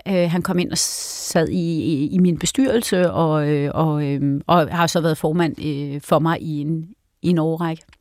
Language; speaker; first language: Danish; native; Danish